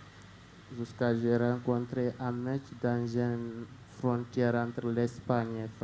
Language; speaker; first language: French; non-native, learner; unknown